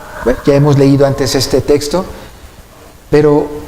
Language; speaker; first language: Spanish; native; Spanish